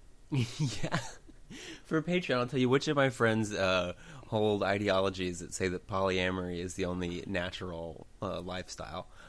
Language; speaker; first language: English; native; English